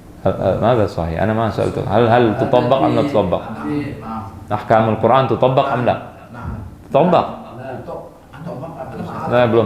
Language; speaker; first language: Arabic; non-native, fluent; Indonesian